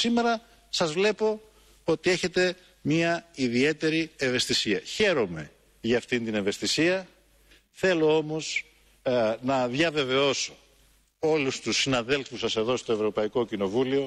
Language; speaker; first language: Greek; native; Greek